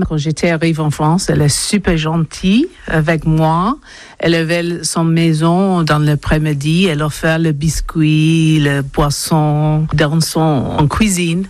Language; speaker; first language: French; non-native, learner; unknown